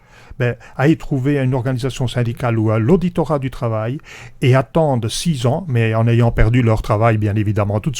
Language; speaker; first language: French; native; French